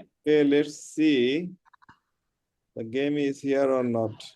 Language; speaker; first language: English; non-native, fluent; Bangla